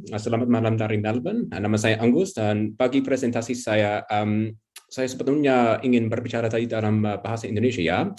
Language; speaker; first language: Indonesian; non-native, fluent; English